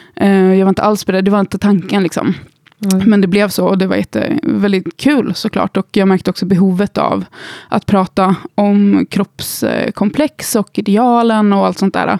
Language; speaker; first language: Swedish; native; Swedish